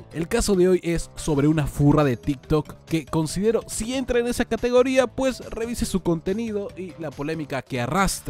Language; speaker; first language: Spanish; native; Spanish